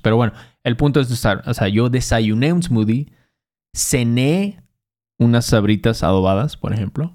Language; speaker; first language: Spanish; native; Spanish